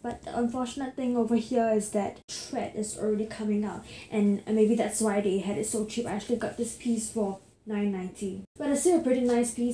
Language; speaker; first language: English; native; English